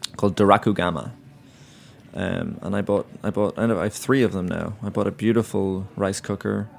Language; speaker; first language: English; native; English